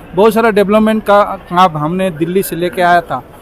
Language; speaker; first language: Hindi; non-native, local second language; Bangla